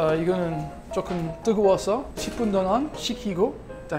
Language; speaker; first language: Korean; non-native, fluent; English